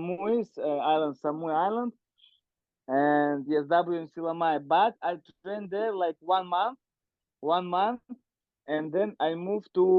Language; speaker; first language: English; non-native, learner; Russian